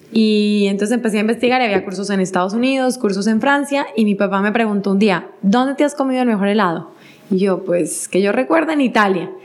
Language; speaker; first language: Spanish; native; Spanish